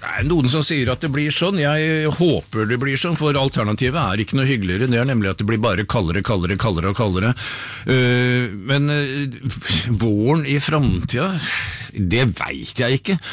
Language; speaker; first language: Norwegian; native; Norwegian